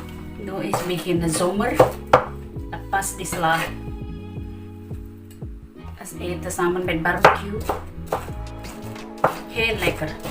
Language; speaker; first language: Dutch; non-native, learner; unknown